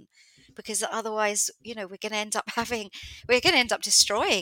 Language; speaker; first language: English; non-native, local second language; Greek